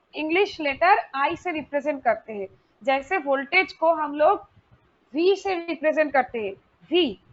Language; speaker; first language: Hindi; non-native, local second language; Bangla